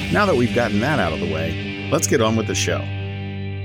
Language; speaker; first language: English; native; English